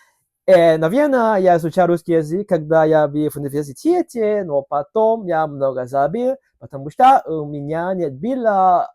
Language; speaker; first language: Russian; non-native, learner; Cantonese